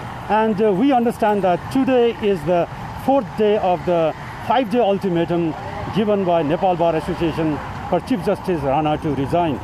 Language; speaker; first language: English; non-native, local second language; Nepali